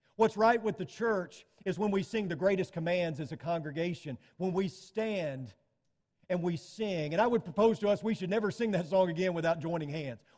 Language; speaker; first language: English; native; English